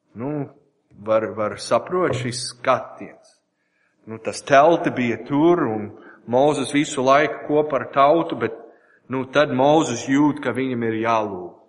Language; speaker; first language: Latvian; non-native, learner; English